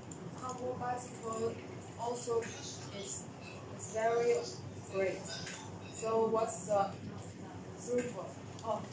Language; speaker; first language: English; non-native, learner; Chinese